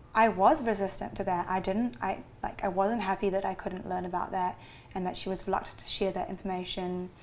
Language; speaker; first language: English; native; English